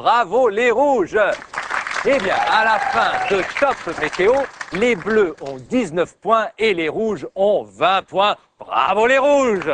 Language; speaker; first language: French; native; French